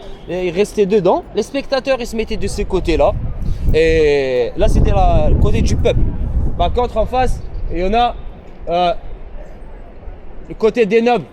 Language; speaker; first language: French; non-native, local second language; Arabic